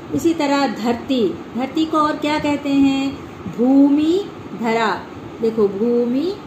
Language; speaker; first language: Hindi; non-native, local second language; Telugu